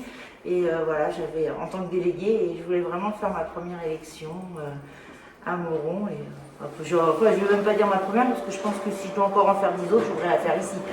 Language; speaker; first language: French; native; French